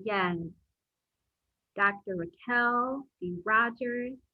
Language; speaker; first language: English; native; English